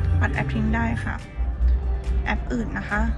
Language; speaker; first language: Thai; native; Thai